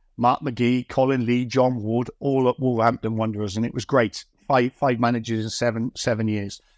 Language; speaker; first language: English; native; English